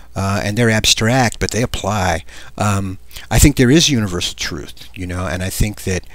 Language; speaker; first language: English; native; English